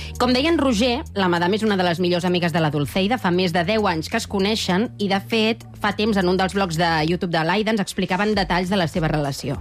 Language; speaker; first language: Catalan; native; Catalan